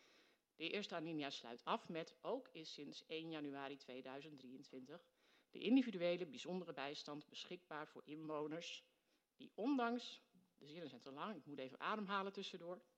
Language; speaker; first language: Dutch; native; Dutch